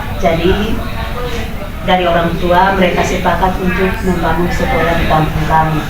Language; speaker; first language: Indonesian; non-native, local second language; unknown